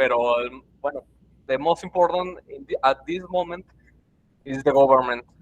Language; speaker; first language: English; non-native, learner; Spanish